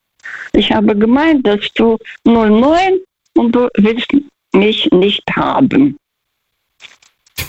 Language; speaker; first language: German; non-native, fluent; Russian